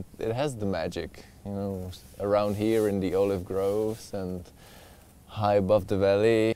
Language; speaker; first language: English; non-native, fluent; Czech